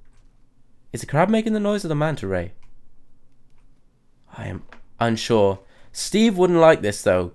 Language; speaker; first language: English; native; English